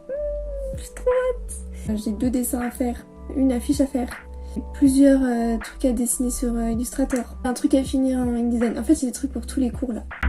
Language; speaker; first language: French; native; French